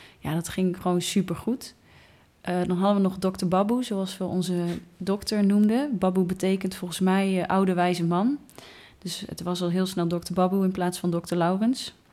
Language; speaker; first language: Dutch; native; Dutch